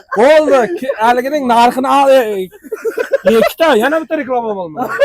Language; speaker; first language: Uzbek; non-native, local second language; Kara-Kalpak